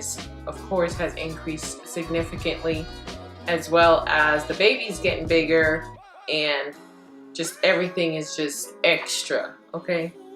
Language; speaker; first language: English; native; English